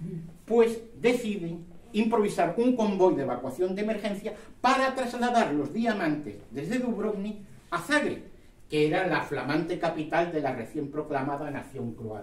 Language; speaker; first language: Spanish; native; Spanish